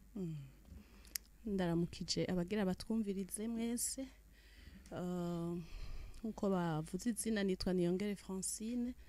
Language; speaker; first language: Rundi; native; Rundi